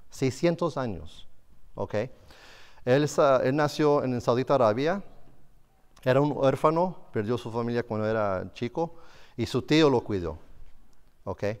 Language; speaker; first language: Spanish; non-native, fluent; English